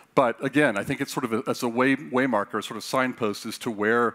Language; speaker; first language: English; native; English